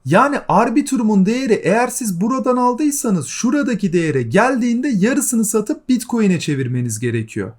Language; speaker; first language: Turkish; native; Turkish